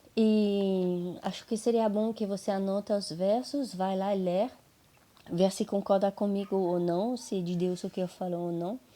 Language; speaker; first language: Portuguese; non-native, fluent; French